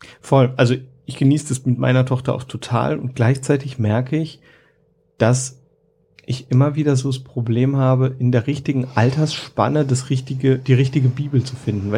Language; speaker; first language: German; native; German